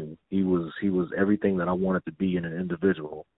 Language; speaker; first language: English; native; English